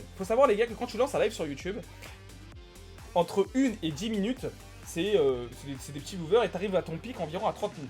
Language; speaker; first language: French; native; French